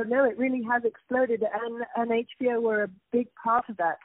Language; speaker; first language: English; native; English